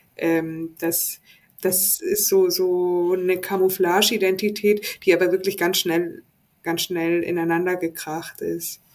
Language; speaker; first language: German; native; German